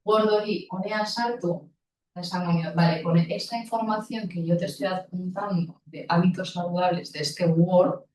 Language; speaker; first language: Spanish; non-native, local second language; Basque